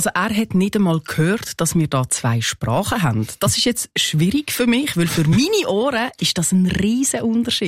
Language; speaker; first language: German; native; German